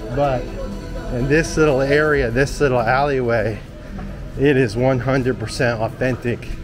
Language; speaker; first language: English; native; English